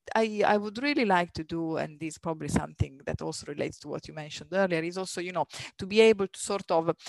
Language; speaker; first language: English; non-native, fluent; Italian